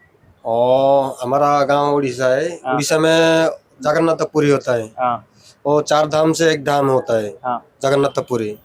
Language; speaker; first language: Hindi; non-native, local second language; Odia